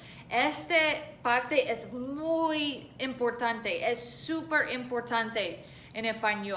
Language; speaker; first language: Spanish; non-native, fluent; English